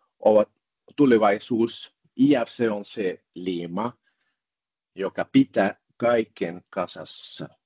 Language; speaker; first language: Finnish; non-native, fluent; Spanish